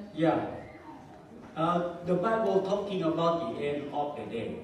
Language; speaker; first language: English; non-native, learner; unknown